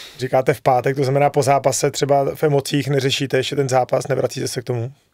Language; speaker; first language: Czech; native; Czech